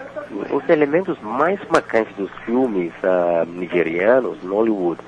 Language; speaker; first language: Portuguese; non-native, fluent; Yoruba